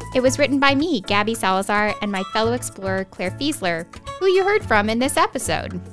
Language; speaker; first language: English; native; English